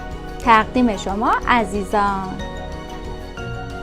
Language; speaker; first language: Persian; native; Persian